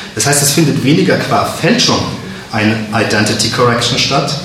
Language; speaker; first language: German; native; German